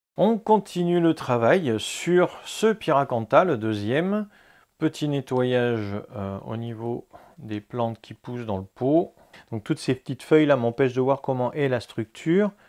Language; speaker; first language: French; native; French